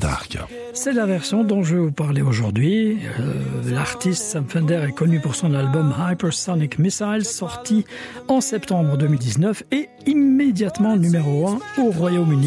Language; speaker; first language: French; native; French